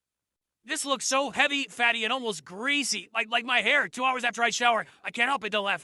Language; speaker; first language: English; native; English